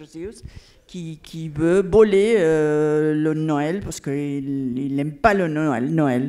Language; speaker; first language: French; non-native, fluent; Catalan